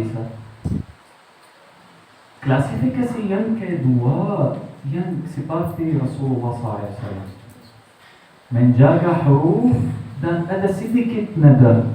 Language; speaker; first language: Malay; non-native, learner; Arabic